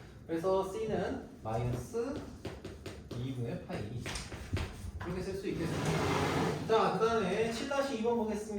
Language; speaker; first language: Korean; native; Korean